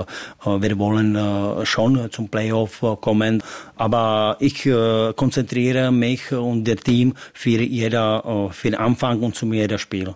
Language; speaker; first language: German; non-native, learner; Czech